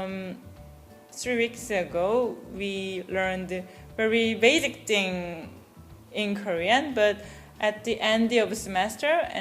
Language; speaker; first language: English; non-native, fluent; Korean